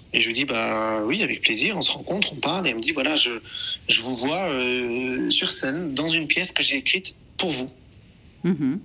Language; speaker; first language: French; native; French